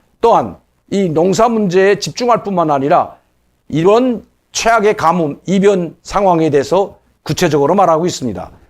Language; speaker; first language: Korean; native; Korean